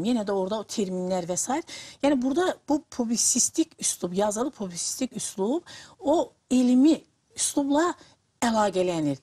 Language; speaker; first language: Azerbaijani; native; Azerbaijani